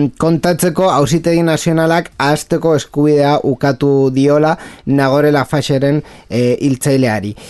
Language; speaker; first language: Basque; non-native, local second language; Spanish